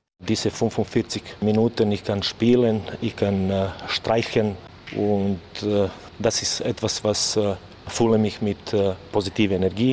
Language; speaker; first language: German; non-native, learner; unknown